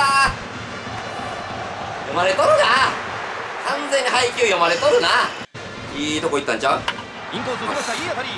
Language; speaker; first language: Japanese; native; Japanese